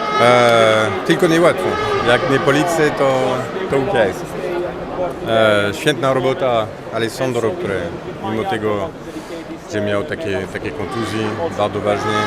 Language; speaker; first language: Polish; non-native, fluent; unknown